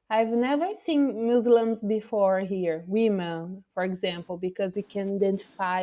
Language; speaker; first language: English; non-native, fluent; Portuguese